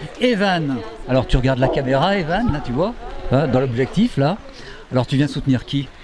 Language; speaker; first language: French; native; French